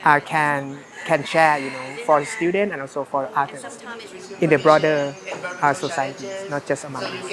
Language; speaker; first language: English; non-native, fluent; Thai